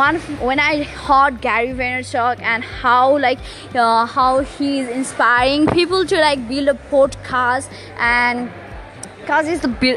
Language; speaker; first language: English; non-native, local second language; Nepali